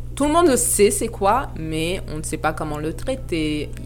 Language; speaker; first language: French; native; French